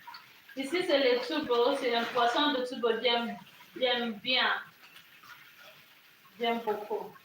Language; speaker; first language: French; non-native, learner; English